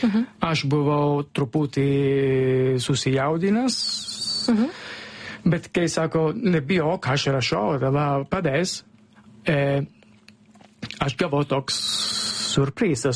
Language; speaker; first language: Lithuanian; non-native, learner; Italian